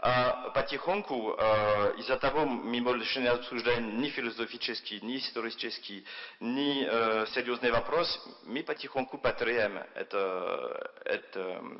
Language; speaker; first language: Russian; non-native, fluent; French